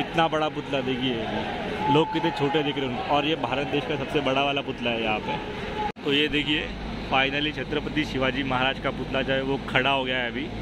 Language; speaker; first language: Hindi; non-native, local second language; Marathi